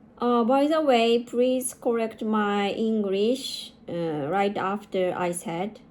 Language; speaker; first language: English; non-native, learner; Japanese